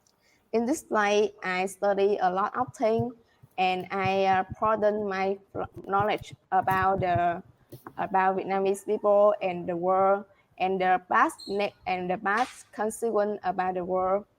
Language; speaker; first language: English; non-native, learner; Vietnamese